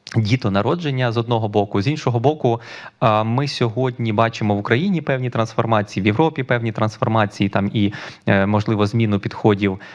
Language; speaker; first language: Ukrainian; native; Ukrainian